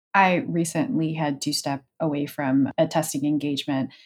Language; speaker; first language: English; native; English